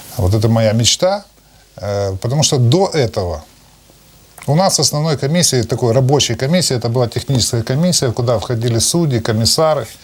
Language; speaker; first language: Russian; native; Russian